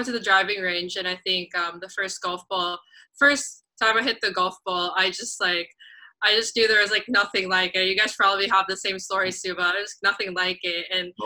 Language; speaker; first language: English; non-native, local second language; Filipino